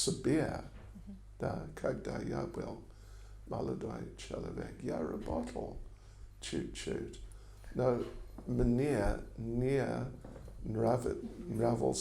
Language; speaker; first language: Russian; non-native, learner; English